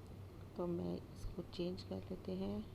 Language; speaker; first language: Hindi; native; Hindi